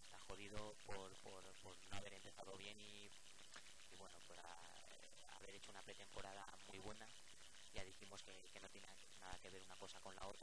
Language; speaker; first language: Spanish; native; Spanish